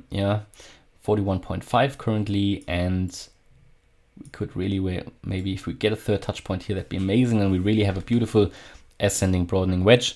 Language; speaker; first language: English; non-native, fluent; German